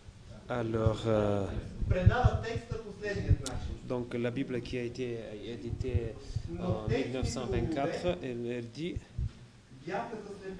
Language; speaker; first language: French; non-native, fluent; Bulgarian